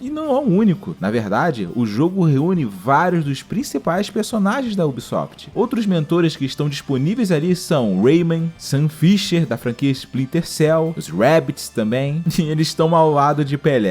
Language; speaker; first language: Portuguese; native; Portuguese